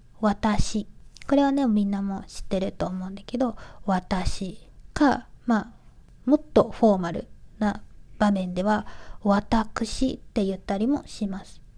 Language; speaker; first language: Japanese; native; Japanese